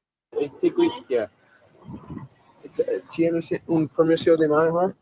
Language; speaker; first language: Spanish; non-native, learner; English